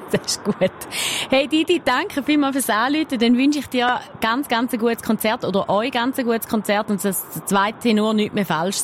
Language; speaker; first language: German; native; German